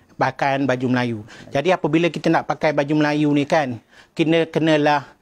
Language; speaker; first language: Malay; native; Malay